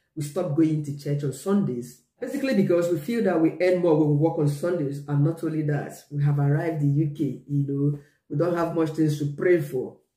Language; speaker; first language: English; non-native, local second language; Igbo